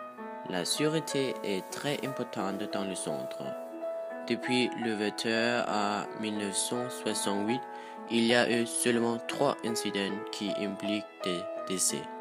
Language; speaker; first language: French; non-native, learner; Danish